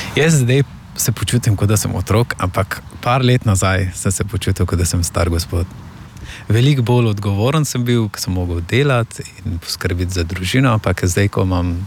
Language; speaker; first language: Slovenian; non-native, fluent; Persian